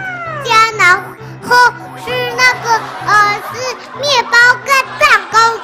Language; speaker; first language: Chinese; native; Chinese